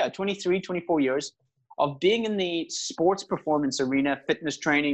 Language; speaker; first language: English; native; English